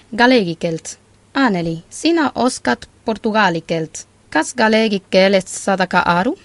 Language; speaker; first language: Estonian; non-native, learner; Spanish